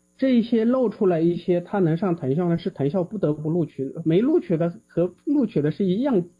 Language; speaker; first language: Chinese; native; Chinese